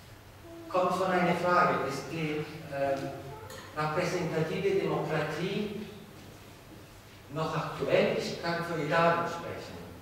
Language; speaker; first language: German; non-native, fluent; Italian